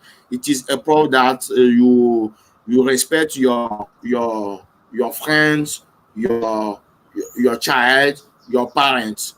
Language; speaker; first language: English; non-native, local second language; French